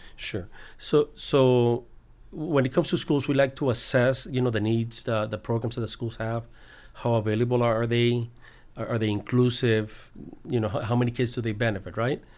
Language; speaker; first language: English; early bilingual, other home language; Spanish